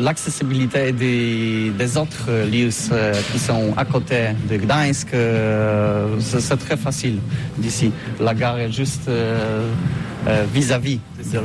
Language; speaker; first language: French; non-native, learner; Polish